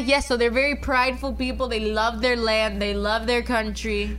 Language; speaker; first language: English; early bilingual, other home language; Spanish